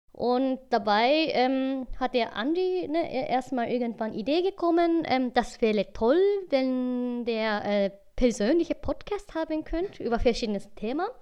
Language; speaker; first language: German; non-native, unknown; Japanese